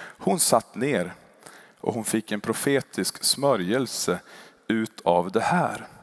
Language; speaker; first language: Swedish; native; Swedish